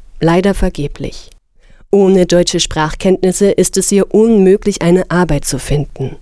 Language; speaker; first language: German; native; German